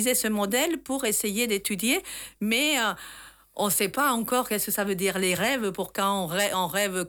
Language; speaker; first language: French; non-native, fluent; Spanish